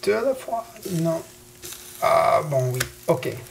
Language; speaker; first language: French; non-native, learner; English